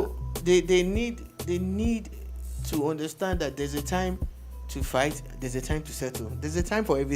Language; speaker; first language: English; non-native, local second language; Yoruba